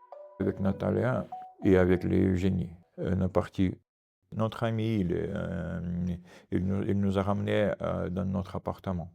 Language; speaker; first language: French; non-native, fluent; Russian